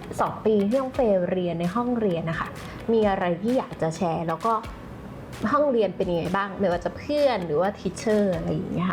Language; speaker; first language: Thai; native; Thai